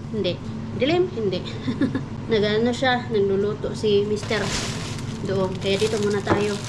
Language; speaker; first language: Filipino; non-native, local second language; Cebuano